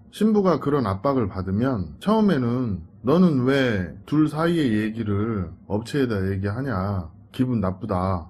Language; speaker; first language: Korean; native; Korean